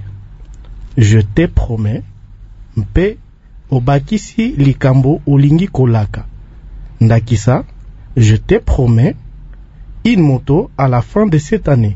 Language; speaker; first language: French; non-native, local second language; Lingala